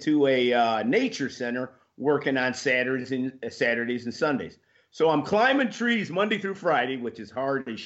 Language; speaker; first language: English; native; English